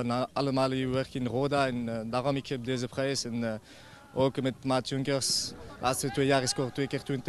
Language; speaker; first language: Dutch; non-native, learner; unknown